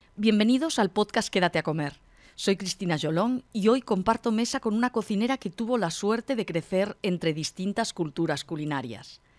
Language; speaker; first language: Spanish; native; Spanish